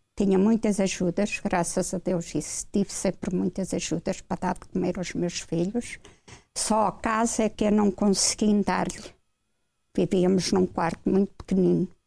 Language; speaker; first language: Portuguese; native; Portuguese